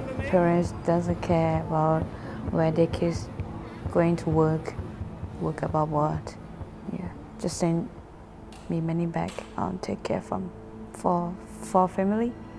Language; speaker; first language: English; non-native, learner; Akha